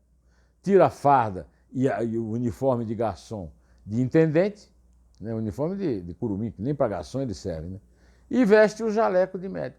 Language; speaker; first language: Portuguese; native; Portuguese